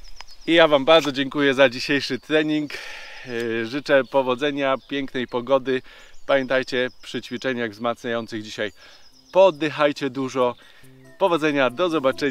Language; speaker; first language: Polish; native; Polish